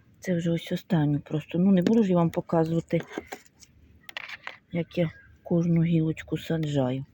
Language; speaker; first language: Ukrainian; native; Ukrainian